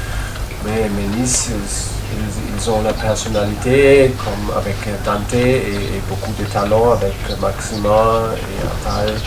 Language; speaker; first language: French; non-native, learner; German